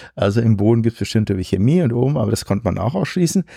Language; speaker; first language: German; native; German